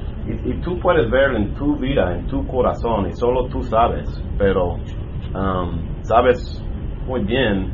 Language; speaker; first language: Spanish; non-native, learner; English